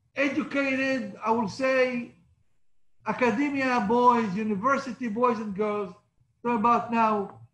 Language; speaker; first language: English; non-native, fluent; Hebrew